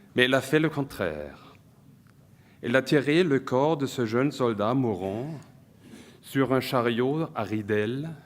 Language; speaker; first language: French; non-native, fluent; German